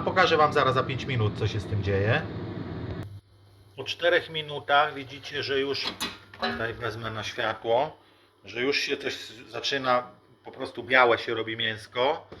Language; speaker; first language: Polish; native; Polish